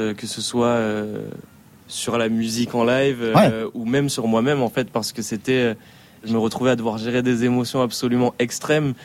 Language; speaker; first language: French; native; French